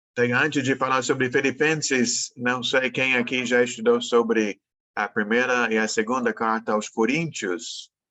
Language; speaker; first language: Portuguese; non-native, fluent; English